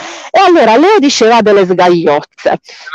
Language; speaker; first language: Italian; native; Italian